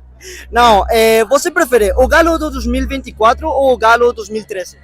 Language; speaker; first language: Portuguese; non-native, learner; Spanish